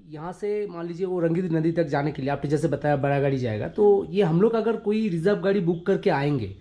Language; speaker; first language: Hindi; non-native, local second language; Bangla